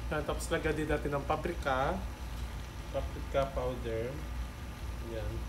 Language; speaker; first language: Filipino; non-native, local second language; Hiligaynon